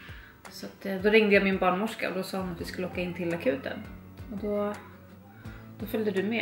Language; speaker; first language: Swedish; native; Swedish